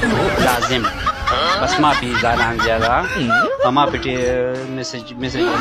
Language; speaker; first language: Arabic; non-native, learner; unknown